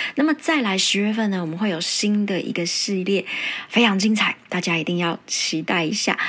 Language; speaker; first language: Chinese; non-native, local second language; Min Nan Chinese